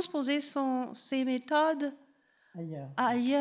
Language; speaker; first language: French; non-native, fluent; German